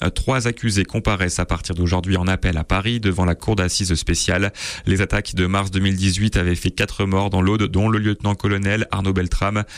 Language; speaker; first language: French; native; French